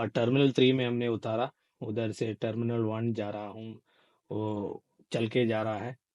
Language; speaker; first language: Hindi; non-native, local second language; Malayalam